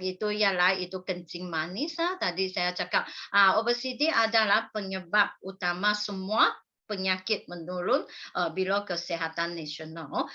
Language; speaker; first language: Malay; non-native, local second language; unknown